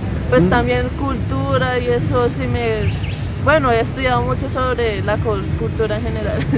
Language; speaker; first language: Spanish; native; Spanish